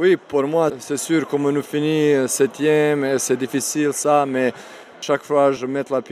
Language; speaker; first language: French; non-native, learner; Serbian